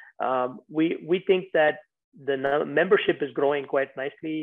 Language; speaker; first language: English; non-native, local second language; Tamil